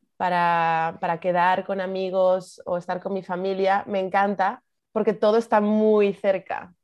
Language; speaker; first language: Spanish; native; Spanish